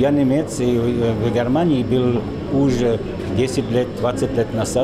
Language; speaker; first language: Russian; non-native, learner; German